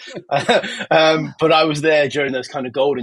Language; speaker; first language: English; native; English